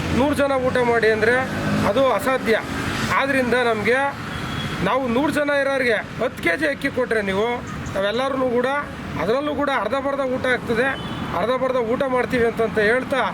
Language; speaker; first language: Kannada; native; Kannada